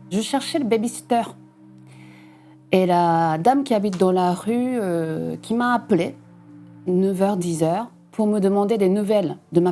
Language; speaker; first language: French; non-native, fluent; Japanese